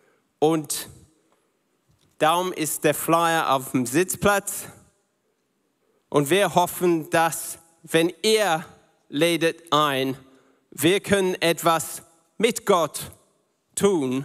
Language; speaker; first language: German; non-native, learner; English